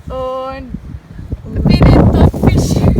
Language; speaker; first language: German; non-native, learner; Filipino